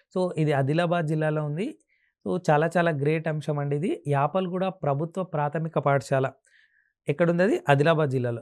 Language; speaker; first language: Telugu; native; Telugu